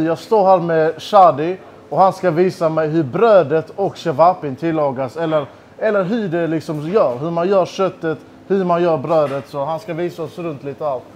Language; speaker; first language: Swedish; native; Swedish